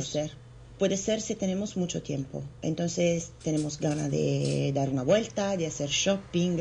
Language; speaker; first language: Spanish; non-native, fluent; Italian